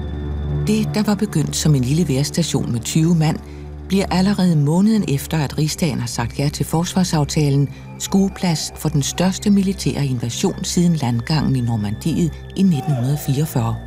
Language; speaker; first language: Danish; native; Danish